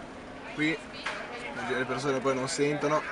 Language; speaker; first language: Italian; native; Italian